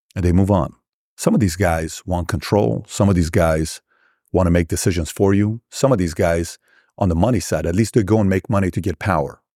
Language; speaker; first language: English; early bilingual, other home language; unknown